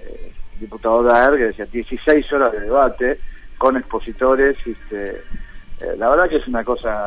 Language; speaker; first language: Spanish; native; Spanish